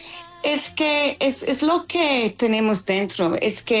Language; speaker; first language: Spanish; non-native, fluent; English